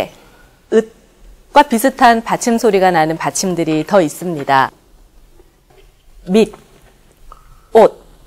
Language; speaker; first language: Korean; native; Korean